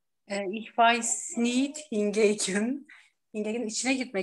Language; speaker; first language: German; non-native, learner; Turkish